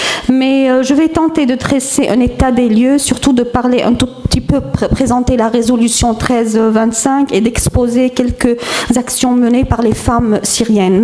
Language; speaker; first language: French; non-native, fluent; Arabic